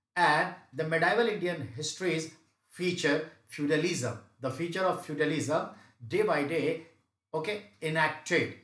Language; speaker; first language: English; non-native, local second language; Hindi